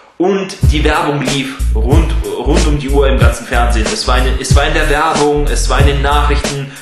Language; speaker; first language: German; early bilingual, other home language; Russian